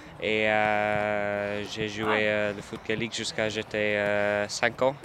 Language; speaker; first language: French; non-native, learner; English